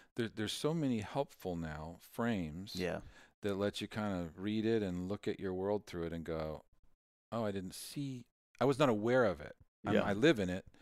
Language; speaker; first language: English; native; English